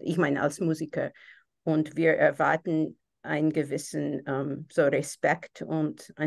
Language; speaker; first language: German; non-native, fluent; English